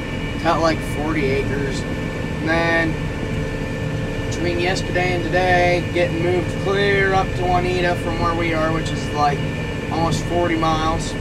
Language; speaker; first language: English; native; English